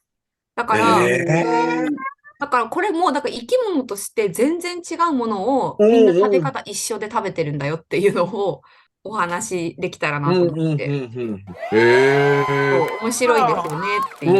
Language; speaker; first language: Japanese; native; Japanese